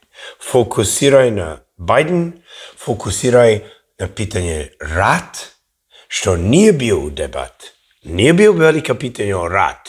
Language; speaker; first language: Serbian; early bilingual, heritage; English